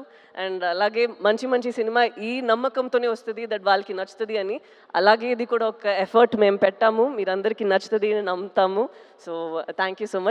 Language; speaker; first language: Telugu; non-native, local second language; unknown